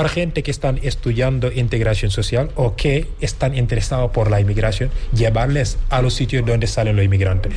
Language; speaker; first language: Spanish; non-native, fluent; Wolof